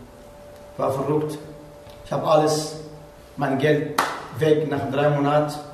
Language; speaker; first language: German; non-native, learner; Arabic